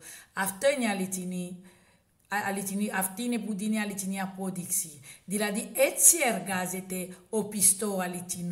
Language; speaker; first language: Greek; non-native, learner; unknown